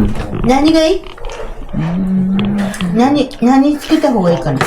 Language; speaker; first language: Japanese; native; Japanese